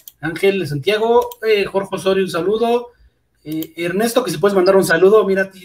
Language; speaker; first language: Spanish; native; Spanish